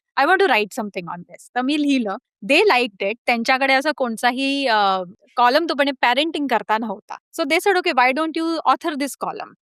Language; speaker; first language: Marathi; early bilingual, heritage; Marathi